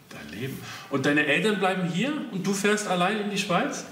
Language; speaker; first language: German; native; German